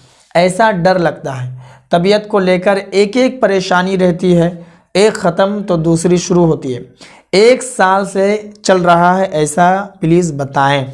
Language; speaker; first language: Hindi; native; Hindi